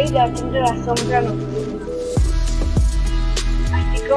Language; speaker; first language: Catalan; non-native, local second language; Spanish